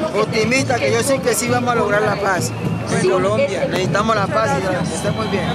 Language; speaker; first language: Spanish; native; Spanish